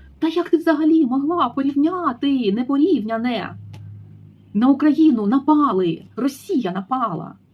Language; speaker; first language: Ukrainian; native; Ukrainian